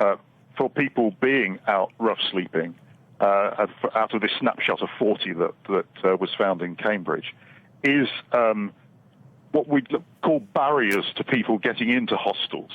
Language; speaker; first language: English; native; English